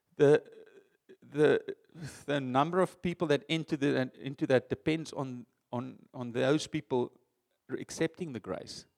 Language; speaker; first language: English; non-native, local second language; Afrikaans